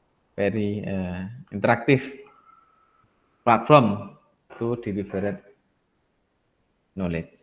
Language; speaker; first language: English; non-native, learner; Indonesian